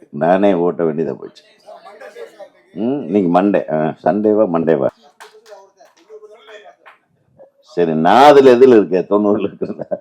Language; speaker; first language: Tamil; non-native, fluent; Kannada